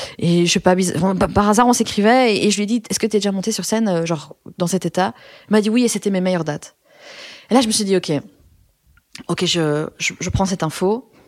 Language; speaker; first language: French; early bilingual, other home language; Persian